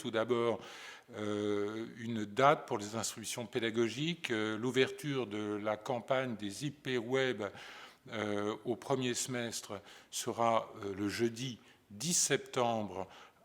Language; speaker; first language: French; native; French